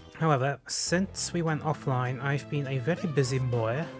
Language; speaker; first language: English; native; English